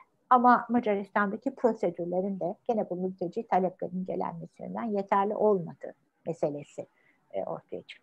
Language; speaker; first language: Turkish; native; Turkish